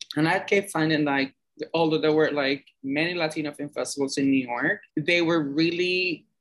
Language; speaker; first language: English; non-native, fluent; Spanish